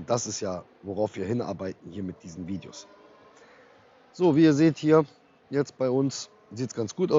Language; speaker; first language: German; native; German